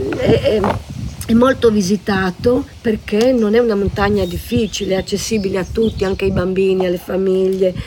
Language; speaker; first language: Italian; non-native, local second language; Slovenian